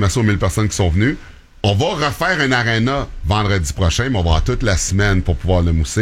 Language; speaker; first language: French; native; French